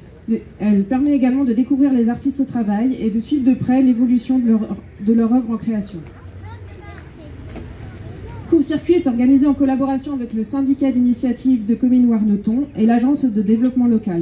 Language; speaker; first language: French; native; French